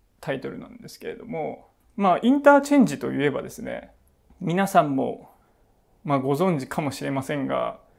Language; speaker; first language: Japanese; native; Japanese